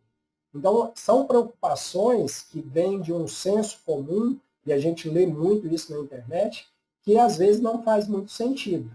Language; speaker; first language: Portuguese; native; Portuguese